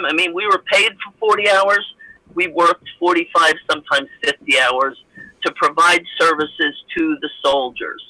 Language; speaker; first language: English; native; English